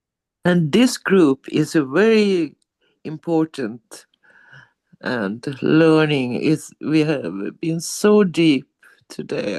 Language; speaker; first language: English; non-native, learner; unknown